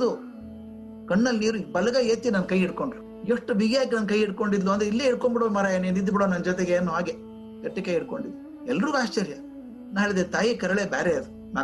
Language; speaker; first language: Kannada; non-native, local second language; Marathi